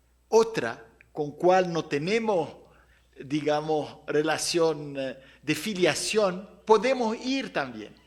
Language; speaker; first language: Spanish; non-native, fluent; Arabic